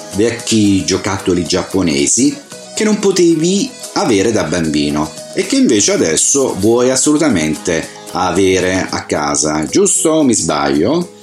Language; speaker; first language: Italian; native; Italian